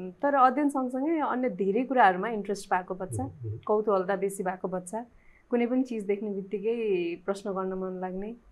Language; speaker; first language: Nepali; native; Nepali